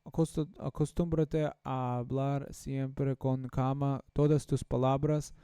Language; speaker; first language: Spanish; non-native, learner; English